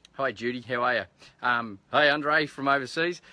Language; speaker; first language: English; native; English